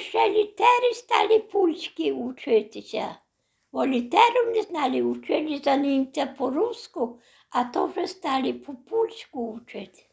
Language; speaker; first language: Polish; non-native, local second language; Belarusian